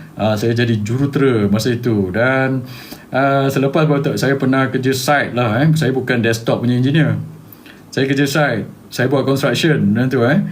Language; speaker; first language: Malay; native; Malay